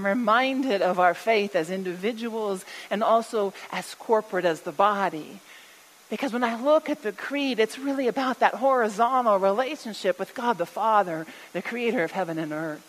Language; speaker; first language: English; native; English